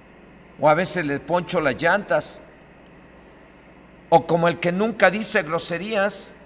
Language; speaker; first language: Spanish; native; Spanish